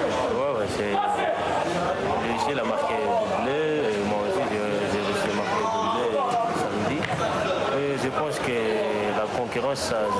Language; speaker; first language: French; non-native, local second language; Malagasy